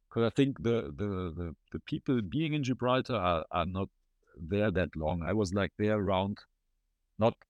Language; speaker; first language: English; non-native, fluent; German